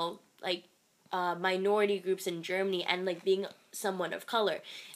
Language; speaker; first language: English; non-native, local second language; Cantonese